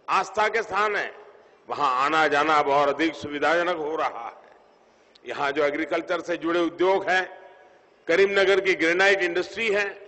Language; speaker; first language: Hindi; non-native, local second language; Gujarati